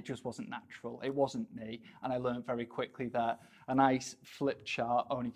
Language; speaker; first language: English; native; English